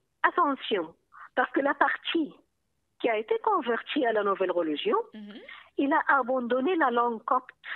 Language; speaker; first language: French; non-native, fluent; Arabic